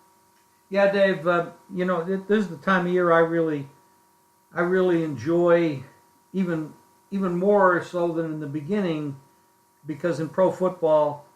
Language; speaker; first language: English; native; English